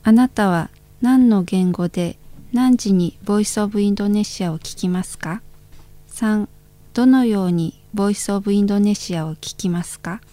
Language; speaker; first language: Japanese; non-native, fluent; Indonesian